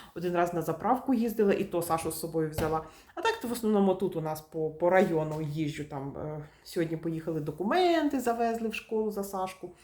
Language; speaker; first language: Ukrainian; native; Ukrainian